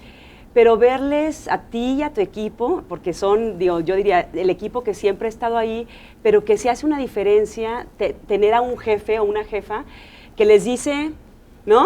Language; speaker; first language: Spanish; native; Spanish